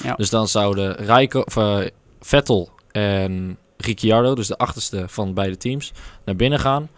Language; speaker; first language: Dutch; native; Dutch